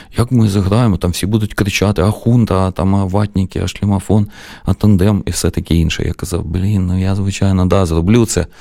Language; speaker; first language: Ukrainian; non-native, local second language; Russian